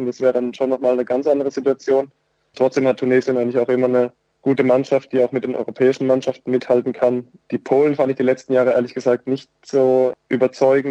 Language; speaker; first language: German; native; German